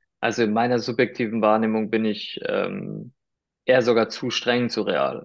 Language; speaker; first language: German; early bilingual, other home language; Spanish